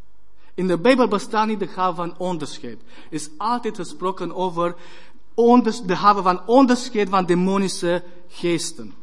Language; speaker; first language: Dutch; non-native, fluent; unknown